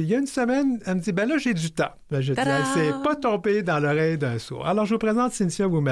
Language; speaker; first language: French; native; French